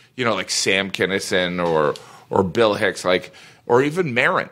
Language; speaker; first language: English; native; English